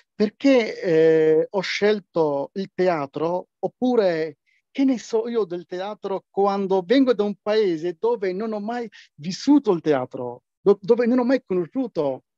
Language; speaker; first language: Italian; non-native, fluent; Persian